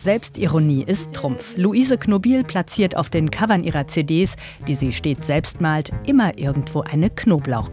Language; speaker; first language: German; native; German